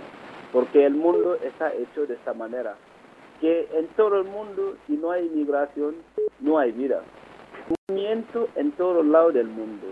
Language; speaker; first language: Spanish; non-native, fluent; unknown